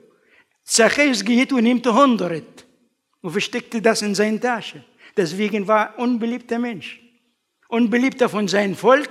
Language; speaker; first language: German; non-native, learner; Arabic